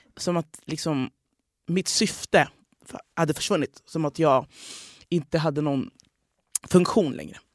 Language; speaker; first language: Swedish; non-native, fluent; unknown